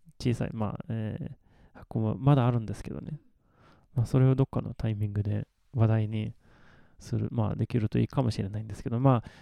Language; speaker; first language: Japanese; non-native, fluent; Swedish